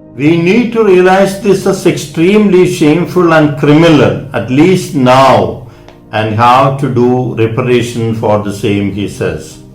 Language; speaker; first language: English; non-native, local second language; Malayalam